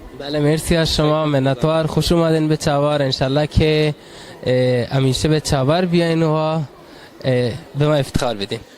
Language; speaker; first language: Persian; non-native, local second language; Baluchi